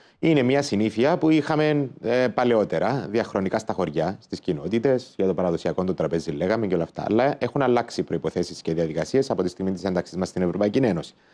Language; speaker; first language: Greek; native; Greek